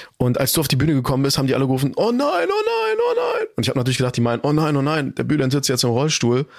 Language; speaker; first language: German; early bilingual, other home language; Turkish